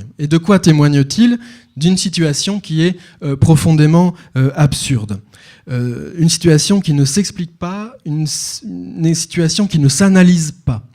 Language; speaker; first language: French; native; French